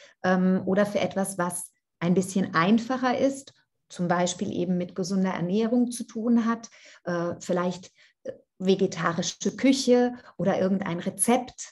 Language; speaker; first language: German; non-native, fluent; Italian